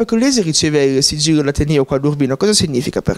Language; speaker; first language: Italian; native; Italian